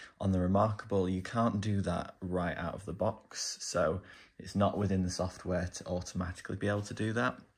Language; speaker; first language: English; native; English